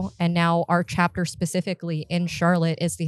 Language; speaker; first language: English; native; English